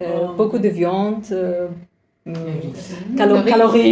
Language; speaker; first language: French; non-native, learner; Uzbek